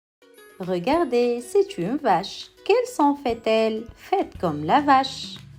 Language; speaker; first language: French; non-native, local second language; Arabic